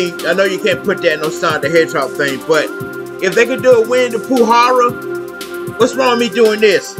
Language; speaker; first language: English; native; English